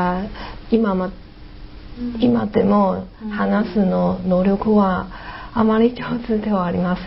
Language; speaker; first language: Japanese; non-native, learner; Chinese